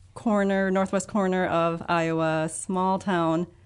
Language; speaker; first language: English; native; English